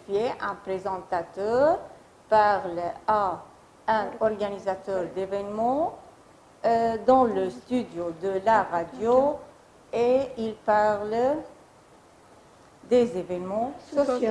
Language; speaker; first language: French; non-native, fluent; Arabic